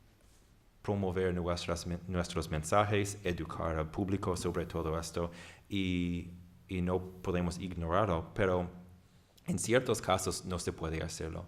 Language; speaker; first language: Spanish; non-native, fluent; English